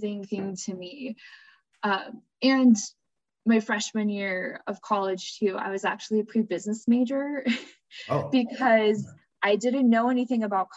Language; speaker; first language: English; native; English